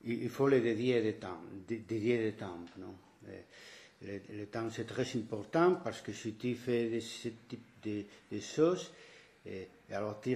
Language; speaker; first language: French; non-native, fluent; Spanish